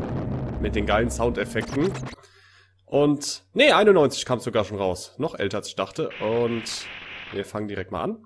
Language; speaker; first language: German; native; German